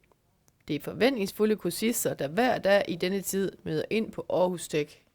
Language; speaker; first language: Danish; native; Danish